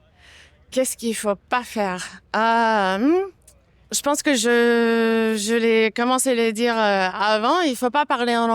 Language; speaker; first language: French; non-native, fluent; English